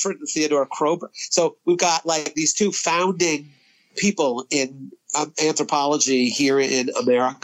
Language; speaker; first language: English; native; English